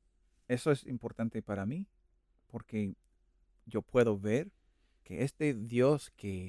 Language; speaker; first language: Spanish; non-native, learner; English